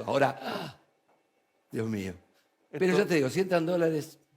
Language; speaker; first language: Spanish; native; Spanish